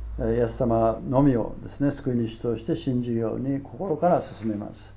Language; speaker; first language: Japanese; native; Japanese